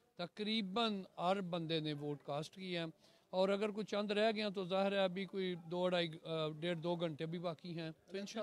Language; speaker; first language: Hindi; non-native, local second language; Punjabi